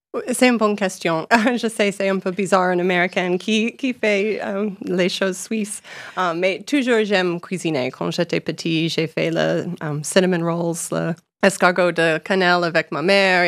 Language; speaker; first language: French; non-native, learner; English